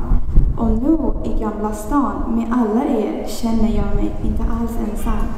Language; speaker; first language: Swedish; non-native, fluent; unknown